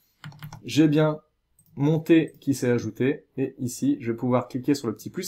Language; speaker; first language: French; native; French